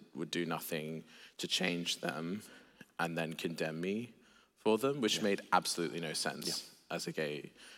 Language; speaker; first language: English; native; English